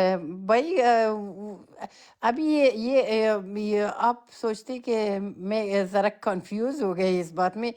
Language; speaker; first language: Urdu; non-native, fluent; Persian